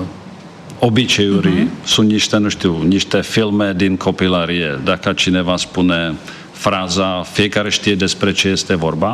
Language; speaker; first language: Romanian; non-native, fluent; Czech